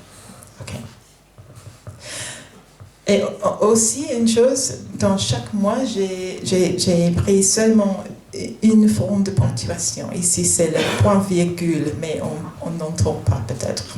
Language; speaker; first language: French; non-native, fluent; English